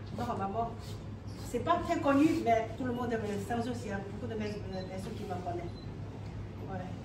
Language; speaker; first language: French; non-native, learner; Chinese